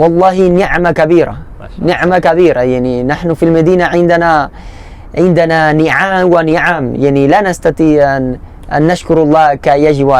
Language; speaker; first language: Arabic; non-native, learner; Spanish